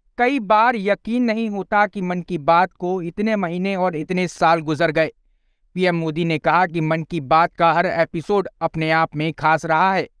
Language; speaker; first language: Hindi; native; Hindi